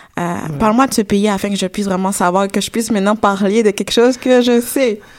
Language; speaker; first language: French; native; French